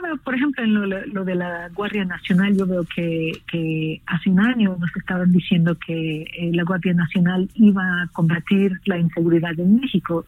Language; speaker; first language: Spanish; non-native, fluent; English